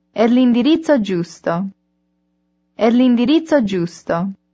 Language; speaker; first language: Italian; native; Italian